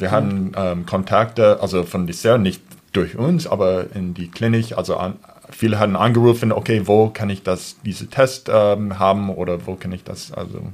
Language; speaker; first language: German; non-native, fluent; English